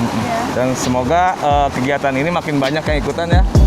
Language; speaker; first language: Indonesian; native; Indonesian